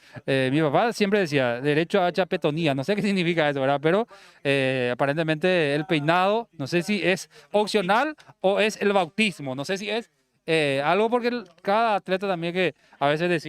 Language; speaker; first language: Spanish; native; Spanish